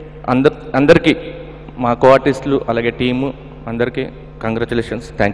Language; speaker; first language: Telugu; native; Telugu